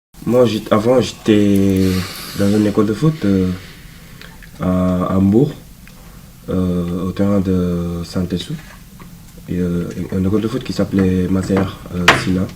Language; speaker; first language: French; non-native, local second language; Wolof